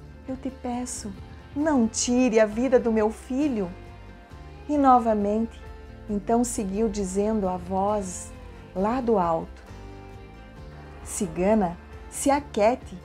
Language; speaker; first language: Portuguese; native; Portuguese